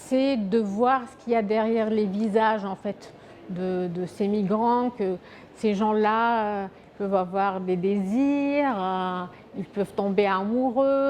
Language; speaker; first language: French; non-native, fluent; Arabic